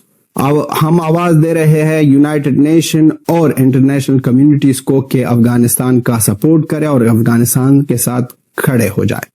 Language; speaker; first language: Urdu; non-native, fluent; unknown